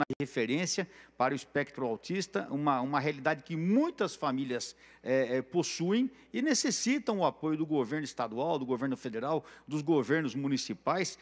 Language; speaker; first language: Portuguese; native; Portuguese